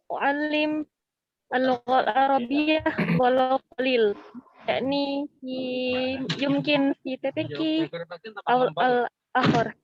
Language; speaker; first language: Arabic; non-native, learner; Indonesian